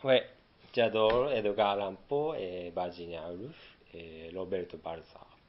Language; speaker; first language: French; non-native, learner; Japanese